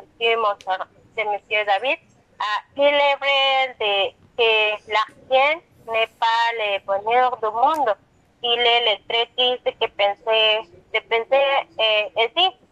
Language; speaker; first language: French; non-native, learner; Spanish